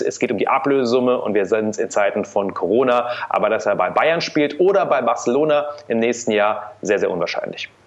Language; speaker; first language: German; native; German